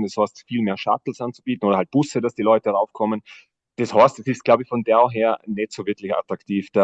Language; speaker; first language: German; native; German